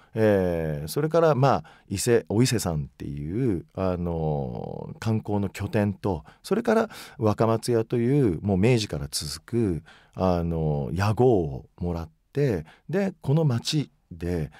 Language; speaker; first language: Japanese; native; Japanese